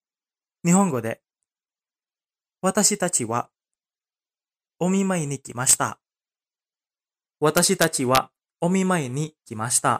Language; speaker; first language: Japanese; non-native, fluent; Indonesian